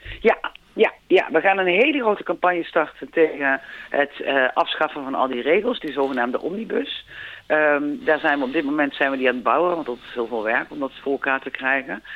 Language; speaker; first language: Dutch; native; Dutch